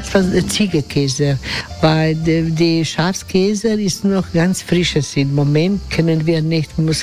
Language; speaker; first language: German; non-native, learner; Croatian